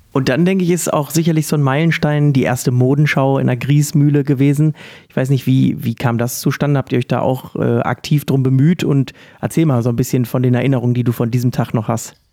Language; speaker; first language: German; native; German